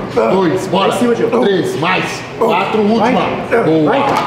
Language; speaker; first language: Portuguese; native; Portuguese